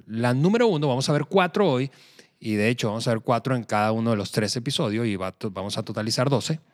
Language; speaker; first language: Spanish; native; Spanish